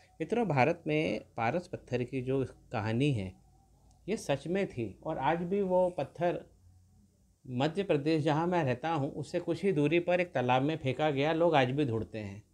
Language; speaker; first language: Hindi; native; Hindi